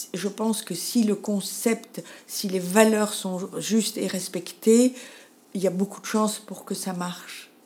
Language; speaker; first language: French; native; French